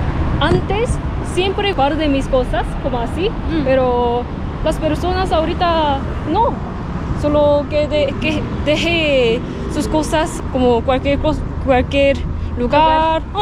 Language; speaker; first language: Spanish; non-native, learner; Korean